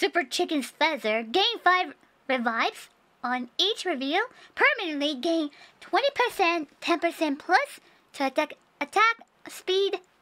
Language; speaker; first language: English; non-native, fluent; Japanese